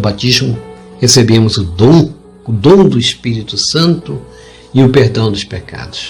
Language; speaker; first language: Portuguese; native; Portuguese